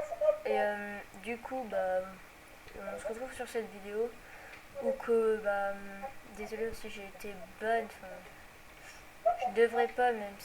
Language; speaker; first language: French; native; French